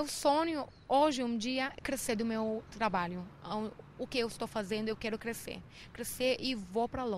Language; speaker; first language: Portuguese; non-native, learner; Arabic